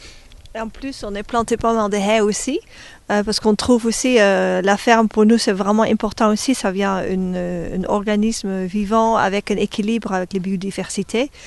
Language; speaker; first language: French; non-native, learner; Dutch